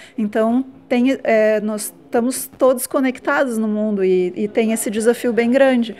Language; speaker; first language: Portuguese; native; Portuguese